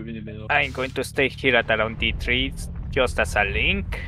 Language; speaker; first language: English; native; English